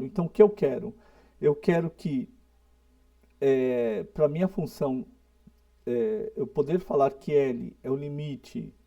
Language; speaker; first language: Portuguese; native; Portuguese